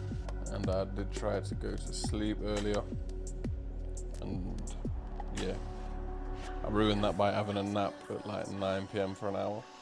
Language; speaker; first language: English; native; English